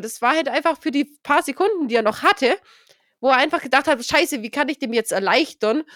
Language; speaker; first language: German; native; German